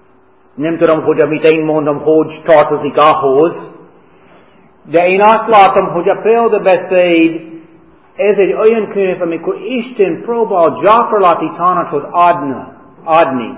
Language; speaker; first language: Hungarian; non-native, learner; English